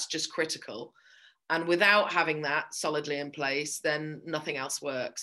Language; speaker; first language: English; native; English